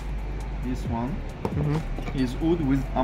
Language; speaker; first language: English; non-native, learner; Arabic